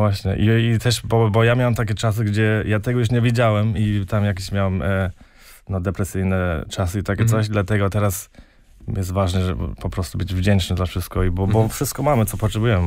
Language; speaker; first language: Polish; early bilingual, other home language; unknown